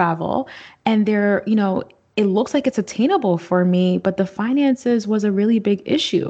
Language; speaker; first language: English; native; English